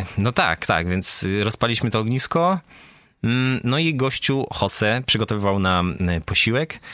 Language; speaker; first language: Polish; native; Polish